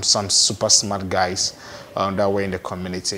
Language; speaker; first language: English; non-native, local second language; Akan